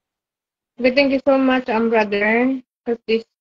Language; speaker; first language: English; non-native, learner; Bangla